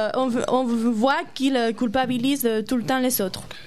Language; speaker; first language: French; non-native, fluent; Spanish